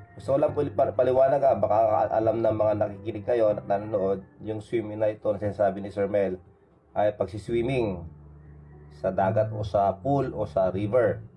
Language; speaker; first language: Filipino; non-native, local second language; Iloko